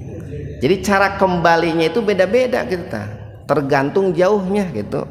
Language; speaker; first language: Indonesian; native; Indonesian